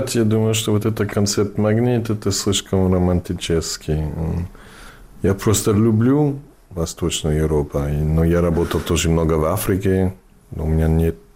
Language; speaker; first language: Russian; non-native, learner; English